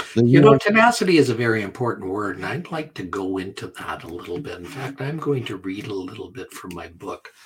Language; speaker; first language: English; native; English